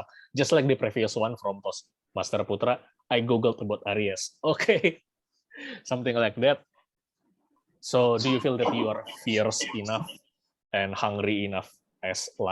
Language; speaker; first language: English; non-native, fluent; Indonesian